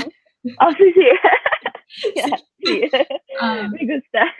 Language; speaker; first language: Spanish; non-native, learner; English